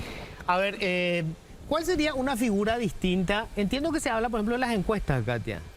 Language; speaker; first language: Spanish; native; Spanish